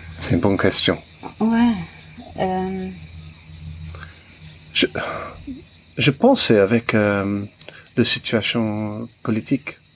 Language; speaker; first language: French; non-native, learner; English